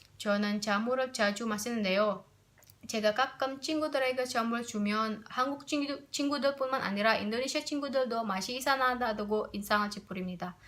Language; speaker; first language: Korean; non-native, learner; Indonesian